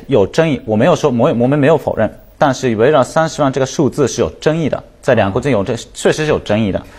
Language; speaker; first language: Chinese; non-native, fluent; Japanese